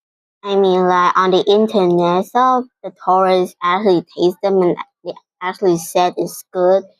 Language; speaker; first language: English; non-native, fluent; Vietnamese